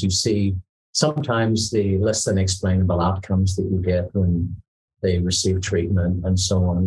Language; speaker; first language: English; native; English